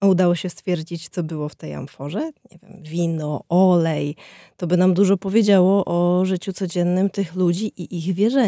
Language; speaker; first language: Polish; native; Polish